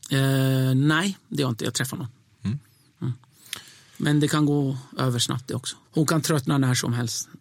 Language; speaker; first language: Swedish; early bilingual, other home language; Kurdish